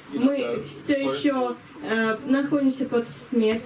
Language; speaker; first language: Russian; native; Russian